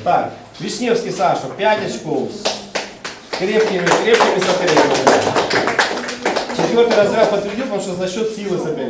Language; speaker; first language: Russian; non-native, local second language; Ukrainian